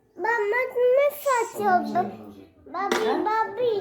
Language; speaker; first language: Italian; early bilingual, other home language; Albanian